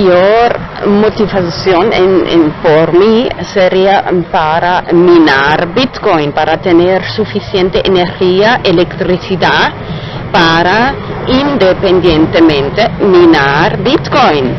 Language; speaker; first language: Spanish; non-native, fluent; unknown